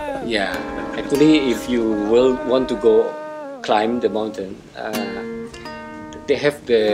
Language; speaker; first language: English; non-native, fluent; Indonesian